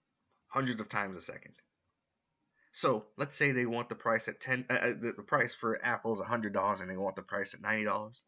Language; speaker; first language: English; native; English